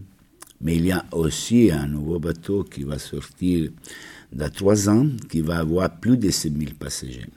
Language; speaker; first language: French; non-native, learner; Italian